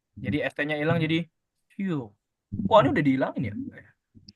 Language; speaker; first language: Indonesian; native; Indonesian